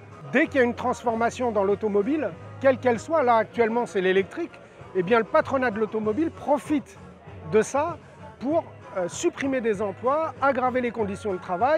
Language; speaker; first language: French; native; French